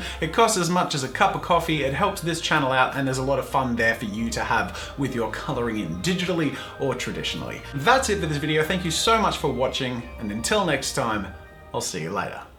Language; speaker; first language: English; native; English